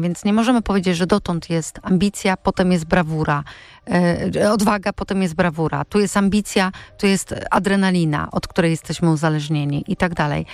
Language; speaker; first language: Polish; native; Polish